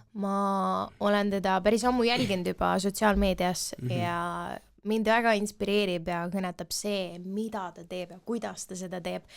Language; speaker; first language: Estonian; non-native, local second language; Russian